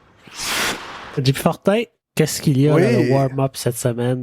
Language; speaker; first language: French; native; French